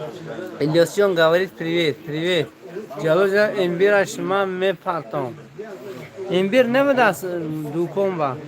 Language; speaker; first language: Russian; non-native, local second language; Tajik